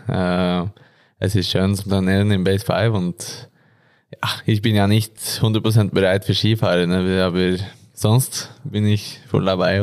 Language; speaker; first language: German; non-native, learner; Norwegian